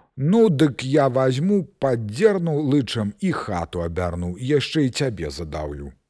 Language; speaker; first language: Belarusian; native; Belarusian